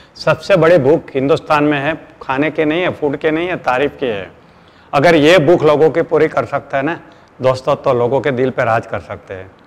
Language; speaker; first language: Hindi; non-native, local second language; Gujarati